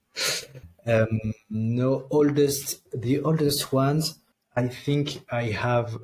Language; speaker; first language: English; non-native, fluent; French